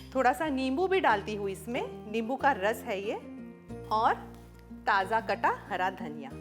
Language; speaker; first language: Hindi; non-native, local second language; Marathi